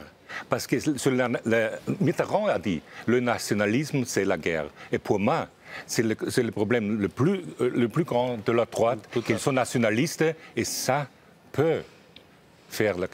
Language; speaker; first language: French; non-native, fluent; German